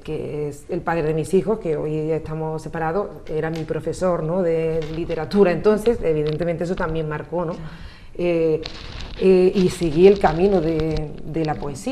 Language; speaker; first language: Spanish; native; Spanish